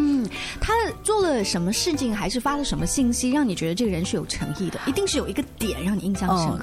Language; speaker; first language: Chinese; native; Chinese